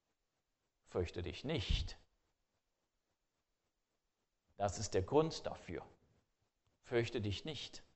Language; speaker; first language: German; non-native, fluent; English